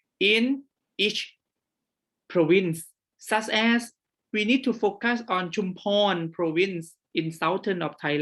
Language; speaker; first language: English; non-native, fluent; Thai